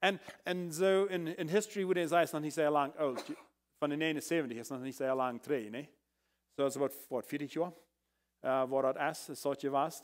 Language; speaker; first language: German; non-native, learner; Plautdietsch